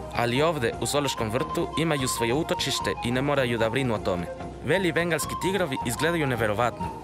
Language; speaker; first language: Serbian; non-native, fluent; Spanish